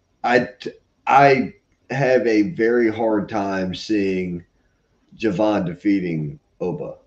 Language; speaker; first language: English; native; English